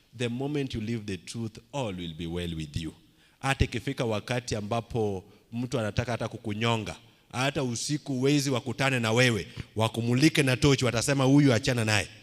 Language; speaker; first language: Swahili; non-native, local second language; Luo (Kenya and Tanzania)